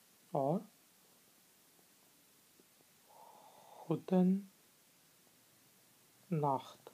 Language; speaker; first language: Dutch; non-native, learner; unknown